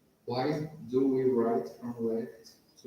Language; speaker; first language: English; non-native, learner; Portuguese